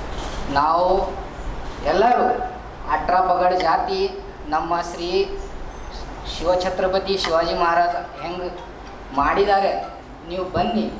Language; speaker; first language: Kannada; non-native, local second language; Marathi